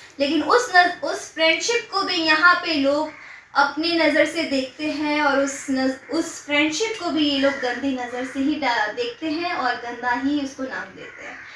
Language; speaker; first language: Hindi; non-native, local second language; Gujarati